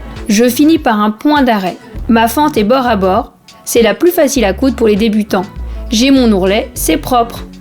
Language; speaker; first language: French; native; French